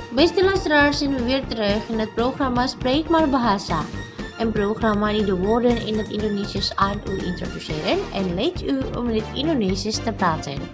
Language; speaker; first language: Dutch; non-native, fluent; Indonesian